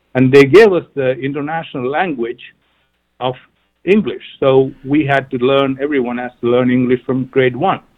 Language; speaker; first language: English; non-native, local second language; Malayalam